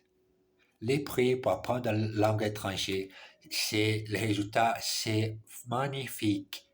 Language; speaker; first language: French; non-native, learner; English